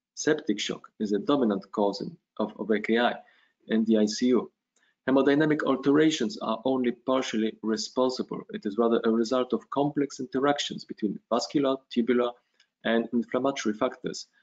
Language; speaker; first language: English; non-native, fluent; Polish